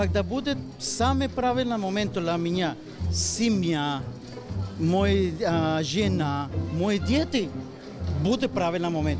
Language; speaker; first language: Russian; non-native, learner; Spanish